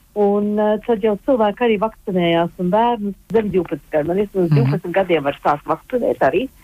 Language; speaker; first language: Latvian; early bilingual, heritage; Latvian